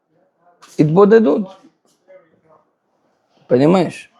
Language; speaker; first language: Russian; non-native, fluent; Hebrew